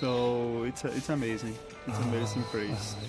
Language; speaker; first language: English; non-native, learner; Portuguese